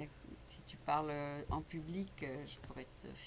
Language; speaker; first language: French; native; French